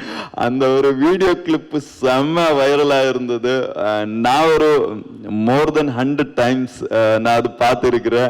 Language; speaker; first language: Tamil; non-native, learner; Kannada